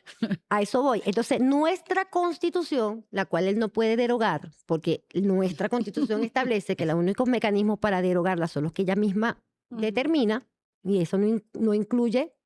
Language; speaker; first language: Spanish; native; Spanish